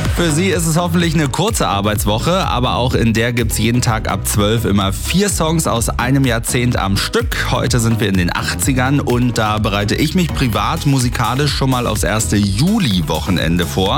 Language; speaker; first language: German; native; German